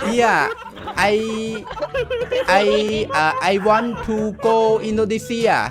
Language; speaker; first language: English; non-native, learner; Thai